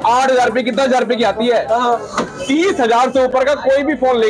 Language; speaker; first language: Hindi; native; Hindi